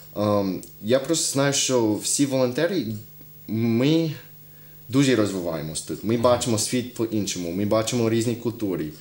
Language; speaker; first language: Ukrainian; non-native, fluent; English